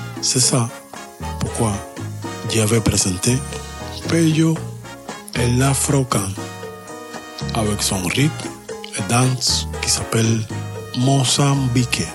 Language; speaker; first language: French; non-native, learner; Spanish